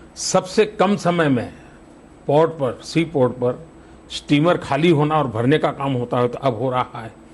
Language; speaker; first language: Hindi; non-native, local second language; Gujarati